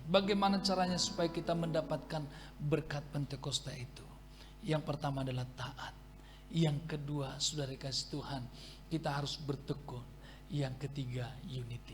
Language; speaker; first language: Indonesian; native; Indonesian